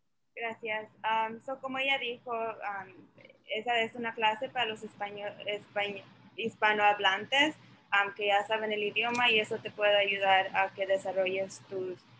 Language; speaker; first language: Spanish; early bilingual, other home language; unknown